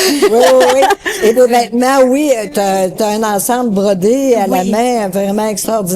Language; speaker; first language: French; native; French